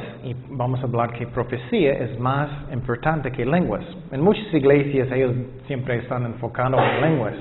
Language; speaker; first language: Spanish; non-native, fluent; English